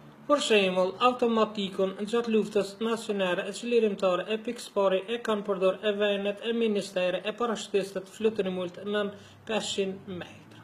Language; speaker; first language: Albanian; native; Albanian